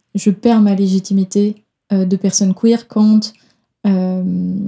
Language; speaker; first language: French; non-native, fluent; Danish